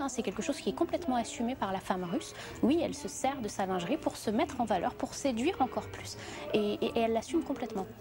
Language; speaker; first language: French; native; French